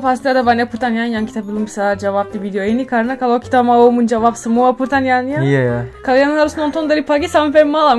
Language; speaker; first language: Indonesian; non-native, fluent; Turkish